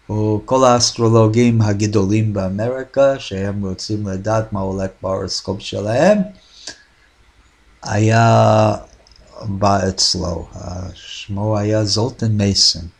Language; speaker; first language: Hebrew; non-native, fluent; English